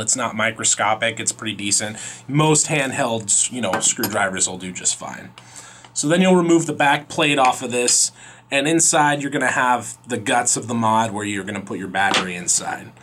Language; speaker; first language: English; native; English